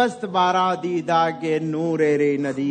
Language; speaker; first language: Urdu; native; Urdu